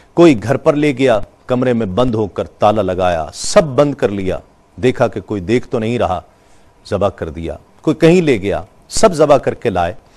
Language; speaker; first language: Urdu; native; Urdu